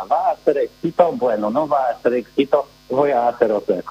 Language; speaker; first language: Spanish; non-native, learner; Polish